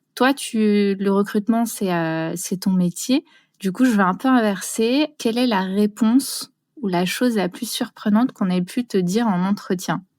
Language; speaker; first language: French; native; French